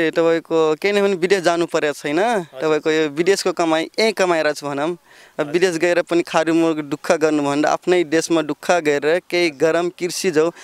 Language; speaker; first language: Nepali; non-native, local second language; Rana Tharu